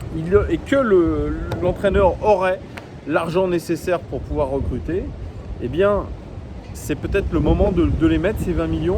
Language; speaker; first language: French; native; French